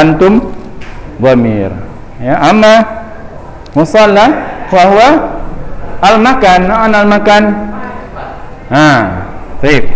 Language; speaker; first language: Arabic; non-native, fluent; Indonesian